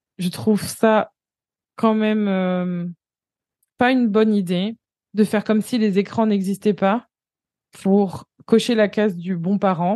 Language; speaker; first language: French; native; French